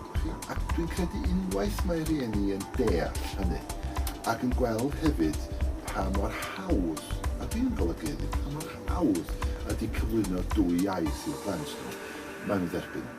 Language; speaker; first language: Welsh; native; Welsh